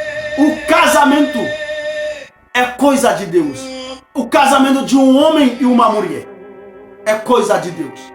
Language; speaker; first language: Portuguese; non-native, fluent; Haitian Creole